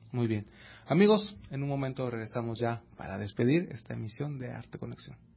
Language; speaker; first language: Spanish; native; Spanish